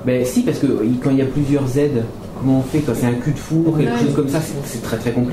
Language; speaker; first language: French; native; French